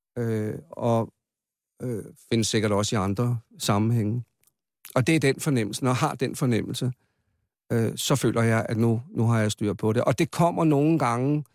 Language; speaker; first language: Danish; native; Danish